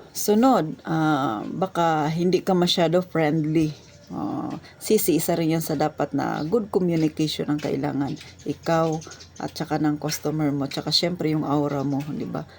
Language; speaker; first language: Filipino; non-native, local second language; Cebuano